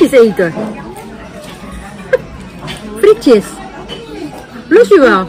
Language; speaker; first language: Dutch; non-native, learner; Filipino